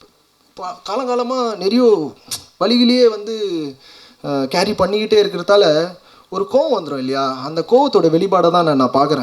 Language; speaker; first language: Tamil; native; Tamil